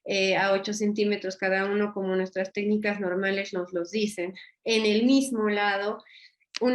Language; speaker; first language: Spanish; native; Spanish